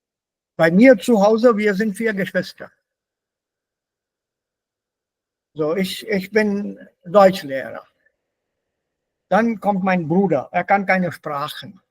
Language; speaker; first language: German; non-native, fluent; Hindi